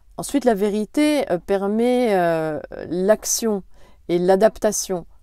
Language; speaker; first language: French; native; French